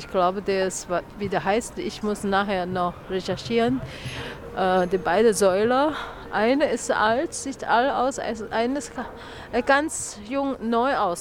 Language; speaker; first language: German; non-native, learner; Chinese